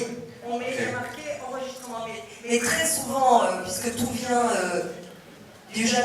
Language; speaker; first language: French; native; French